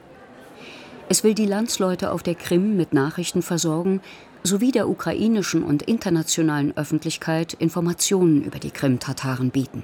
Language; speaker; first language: German; native; German